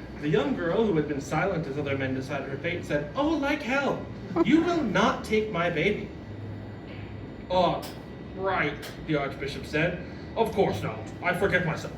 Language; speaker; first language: English; native; English